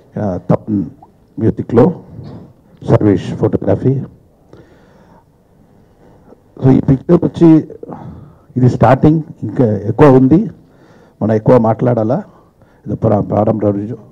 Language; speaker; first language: Telugu; non-native, fluent; Tamil